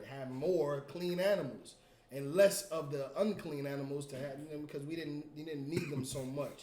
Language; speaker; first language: English; native; English